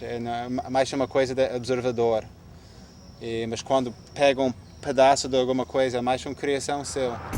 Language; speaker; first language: Portuguese; non-native, fluent; English